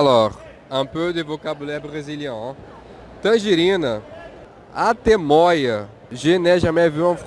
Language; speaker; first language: French; non-native, fluent; Portuguese